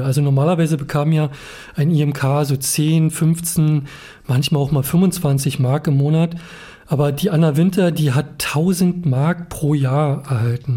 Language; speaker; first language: German; native; German